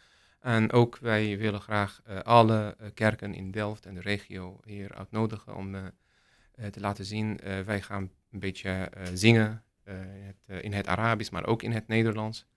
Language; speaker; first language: Dutch; non-native, learner; Arabic